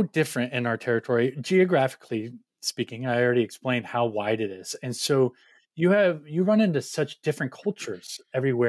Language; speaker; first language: English; native; English